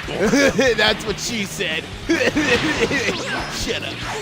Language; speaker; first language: English; native; English